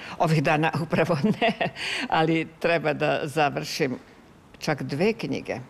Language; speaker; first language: Serbian; non-native, local second language; Hungarian